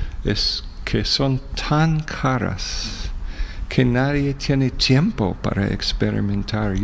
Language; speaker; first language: Spanish; non-native, fluent; English